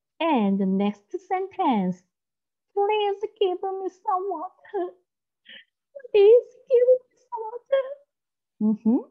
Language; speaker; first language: English; non-native, learner; Korean